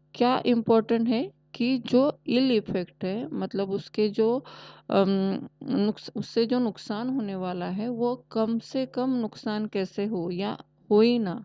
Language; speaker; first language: Hindi; non-native, local second language; Marathi